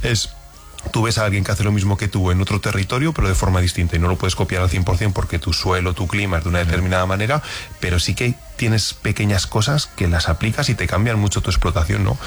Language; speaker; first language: Spanish; native; Spanish